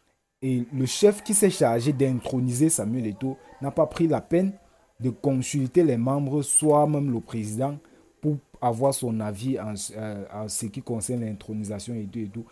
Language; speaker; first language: French; native; French